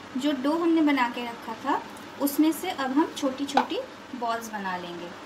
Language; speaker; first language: Hindi; non-native, local second language; Bangla